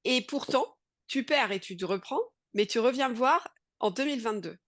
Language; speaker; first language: French; native; French